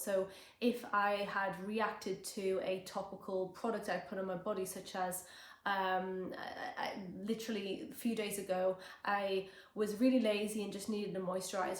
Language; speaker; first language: English; native; English